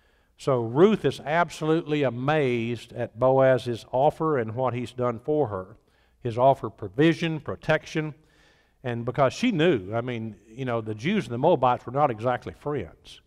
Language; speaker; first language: English; native; English